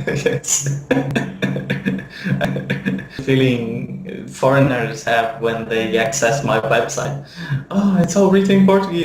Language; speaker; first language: English; non-native, fluent; Portuguese